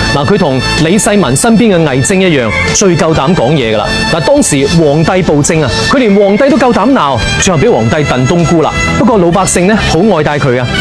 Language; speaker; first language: Cantonese; native; Cantonese